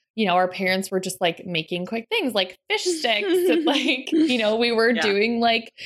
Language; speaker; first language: English; native; English